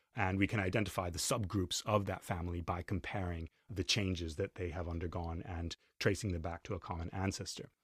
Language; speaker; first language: English; non-native, fluent; Spanish